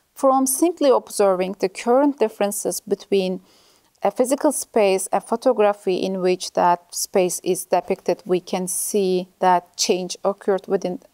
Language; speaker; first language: English; non-native, learner; Turkish